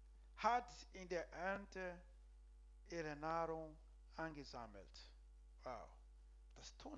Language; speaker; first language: German; non-native, learner; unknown